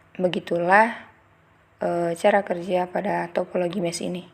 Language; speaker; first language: Indonesian; native; Indonesian